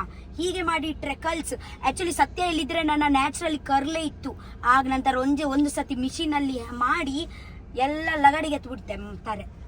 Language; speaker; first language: Kannada; non-native, local second language; Tulu